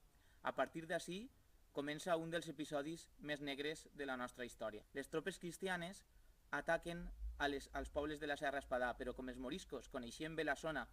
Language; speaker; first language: Catalan; native; Catalan